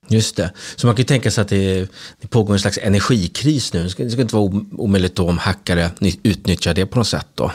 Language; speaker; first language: Swedish; native; Swedish